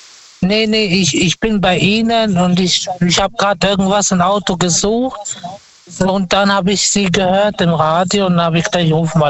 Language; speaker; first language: German; non-native, fluent; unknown